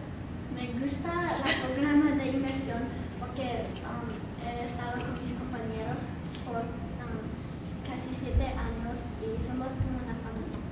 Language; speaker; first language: Spanish; non-native, learner; English